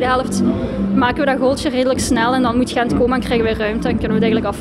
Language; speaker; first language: Dutch; native; Dutch